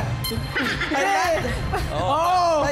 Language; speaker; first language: English; non-native, local second language; Filipino